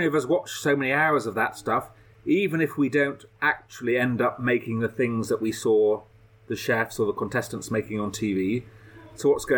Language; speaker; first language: English; native; English